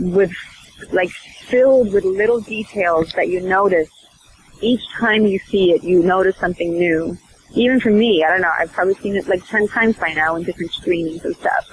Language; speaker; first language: English; early bilingual, other home language; Swedish